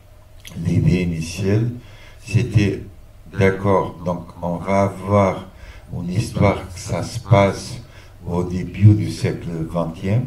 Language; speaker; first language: French; non-native, fluent; Portuguese